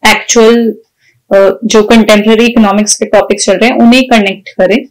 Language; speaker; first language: Hindi; native; Hindi